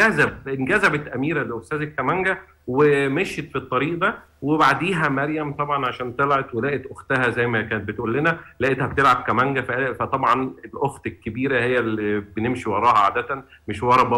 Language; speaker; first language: Arabic; native; Arabic